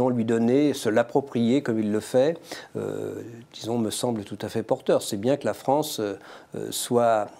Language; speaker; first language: French; native; French